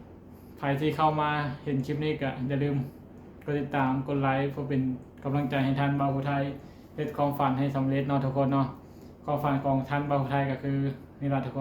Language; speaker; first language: Thai; non-native, local second language; Northeastern Thai